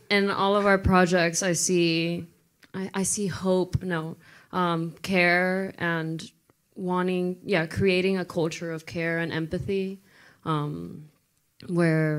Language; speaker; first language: English; native; English